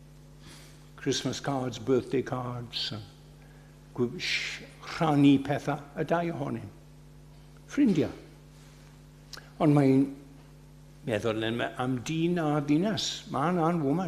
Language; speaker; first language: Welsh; non-native, fluent; English